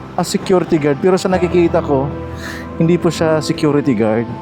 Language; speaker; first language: Filipino; non-native, local second language; Cebuano